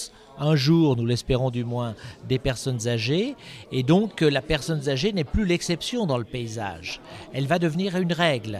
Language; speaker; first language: French; native; French